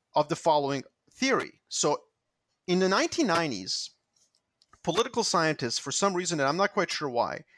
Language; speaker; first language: English; non-native, fluent; Serbian